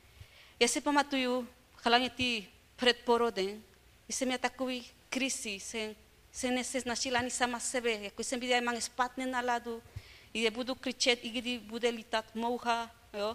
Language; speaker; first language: Czech; non-native, learner; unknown